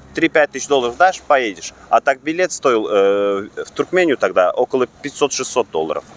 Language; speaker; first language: Russian; non-native, local second language; Turkmen